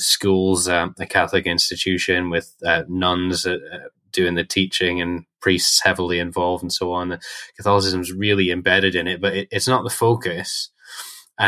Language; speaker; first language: English; native; English